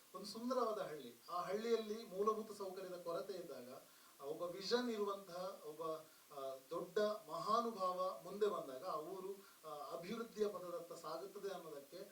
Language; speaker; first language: Kannada; non-native, local second language; Tulu